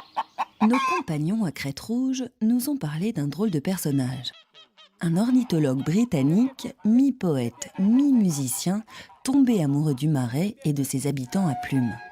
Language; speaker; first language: French; native; French